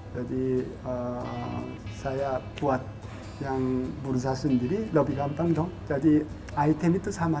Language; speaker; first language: Indonesian; non-native, fluent; Korean